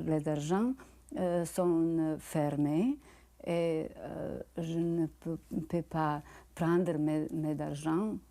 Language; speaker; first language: French; non-native, learner; Bosnian